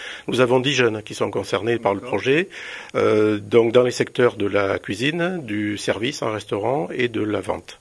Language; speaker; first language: French; native; French